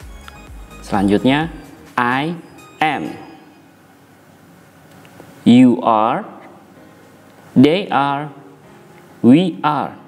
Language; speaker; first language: English; non-native, local second language; Indonesian